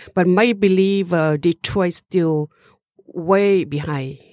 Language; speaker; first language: English; non-native, learner; Hmong